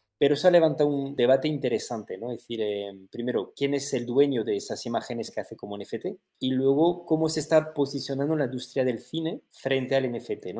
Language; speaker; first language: Spanish; native; Spanish